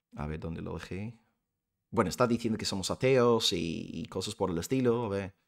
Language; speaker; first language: Spanish; non-native, fluent; English